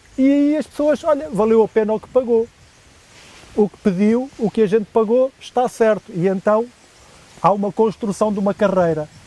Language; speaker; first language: Portuguese; native; Portuguese